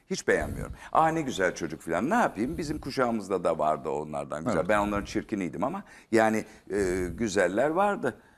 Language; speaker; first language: Turkish; native; Turkish